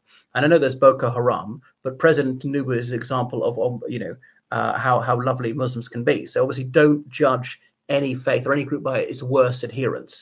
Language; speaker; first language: English; native; English